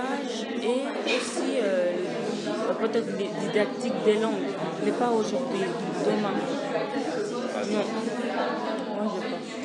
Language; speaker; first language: French; non-native, learner; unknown